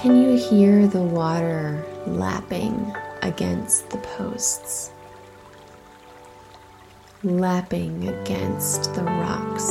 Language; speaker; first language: English; native; English